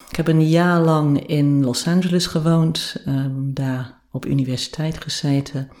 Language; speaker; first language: Dutch; non-native, fluent; English